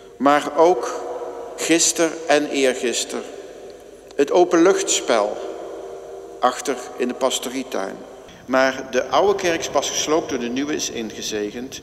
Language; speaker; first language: Dutch; native; Dutch